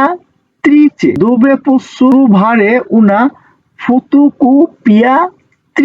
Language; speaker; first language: Italian; non-native, learner; Bangla